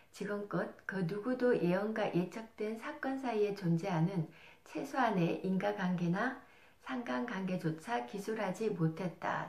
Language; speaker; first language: Korean; native; Korean